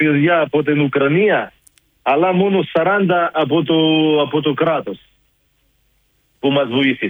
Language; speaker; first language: Greek; non-native, learner; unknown